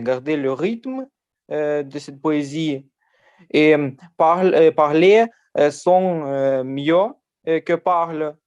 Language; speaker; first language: French; non-native, learner; Ukrainian